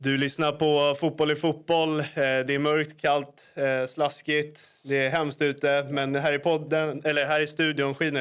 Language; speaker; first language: Swedish; native; Swedish